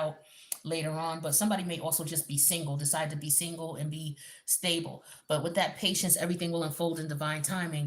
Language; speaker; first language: English; native; English